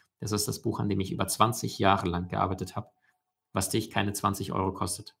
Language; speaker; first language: German; early bilingual, other home language; Russian